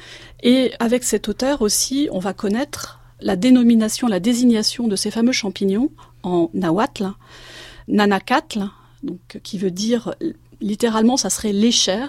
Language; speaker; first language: French; native; French